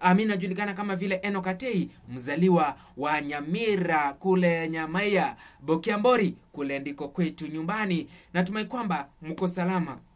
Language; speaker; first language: Swahili; non-native, local second language; Gusii